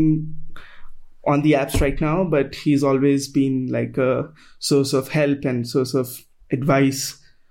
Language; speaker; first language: English; non-native, local second language; Hindi